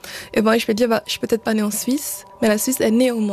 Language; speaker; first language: French; early bilingual, other home language; Portuguese